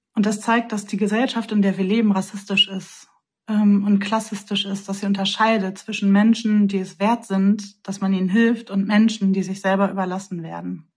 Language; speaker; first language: German; native; German